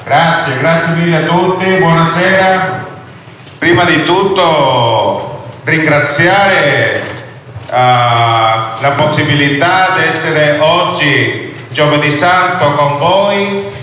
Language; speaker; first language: Italian; non-native, learner; Spanish